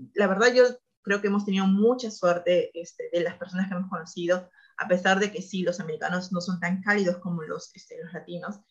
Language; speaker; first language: Spanish; native; Spanish